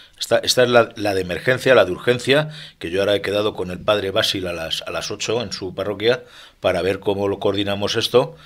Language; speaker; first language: Spanish; native; Spanish